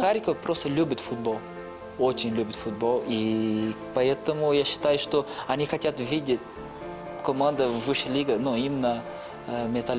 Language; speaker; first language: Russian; non-native, fluent; Portuguese